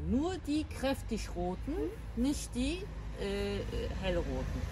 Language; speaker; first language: German; early bilingual, other home language; Polish